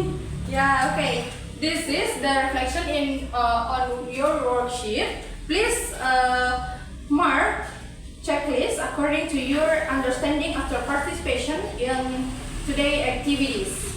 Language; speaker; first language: English; non-native, learner; Indonesian